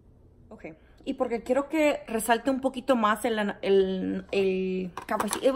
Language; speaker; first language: Spanish; early bilingual, heritage; Spanish